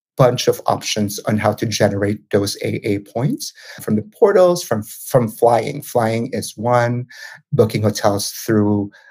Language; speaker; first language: English; non-native, local second language; Filipino